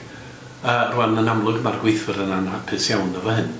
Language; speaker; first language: Welsh; native; Welsh